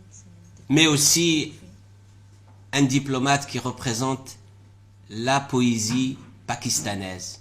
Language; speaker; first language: French; non-native, local second language; Arabic